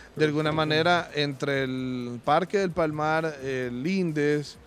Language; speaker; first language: Spanish; native; Spanish